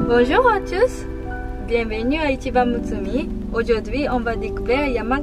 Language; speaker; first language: French; non-native, learner; Japanese